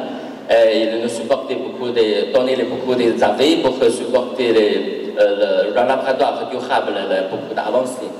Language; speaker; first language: French; non-native, learner; Chinese